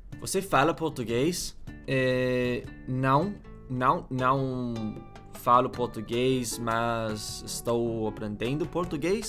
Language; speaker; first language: Portuguese; non-native, learner; English